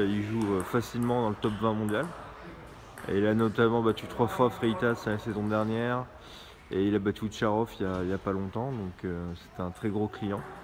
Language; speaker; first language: French; native; French